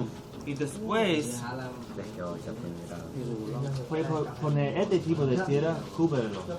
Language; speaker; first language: Spanish; non-native, learner; English